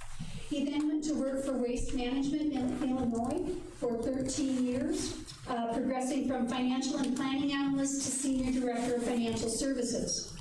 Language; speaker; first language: English; native; English